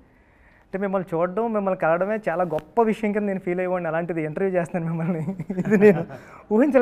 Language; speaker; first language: Telugu; native; Telugu